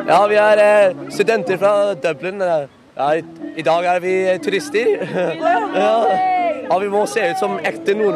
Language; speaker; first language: Norwegian; early bilingual, heritage; English